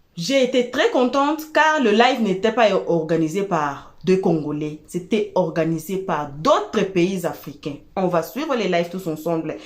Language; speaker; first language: French; non-native, local second language; Lingala